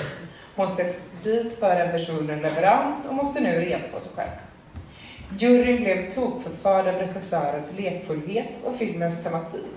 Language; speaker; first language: Swedish; native; Swedish